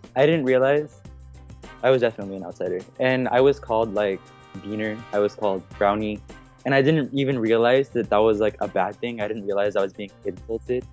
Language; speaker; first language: English; native; English